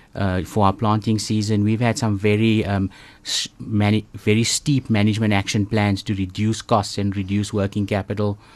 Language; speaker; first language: English; native; English